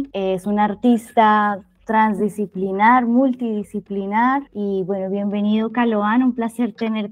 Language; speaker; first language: Spanish; native; Spanish